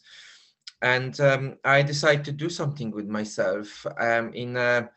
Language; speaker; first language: English; non-native, fluent; Polish